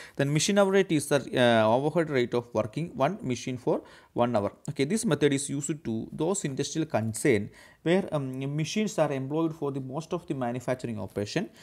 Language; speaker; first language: English; non-native, local second language; Malayalam